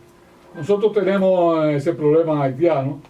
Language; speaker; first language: Spanish; native; Spanish